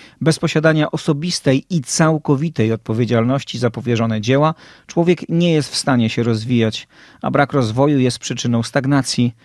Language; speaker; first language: Polish; native; Polish